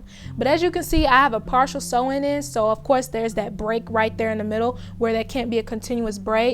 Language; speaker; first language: English; native; English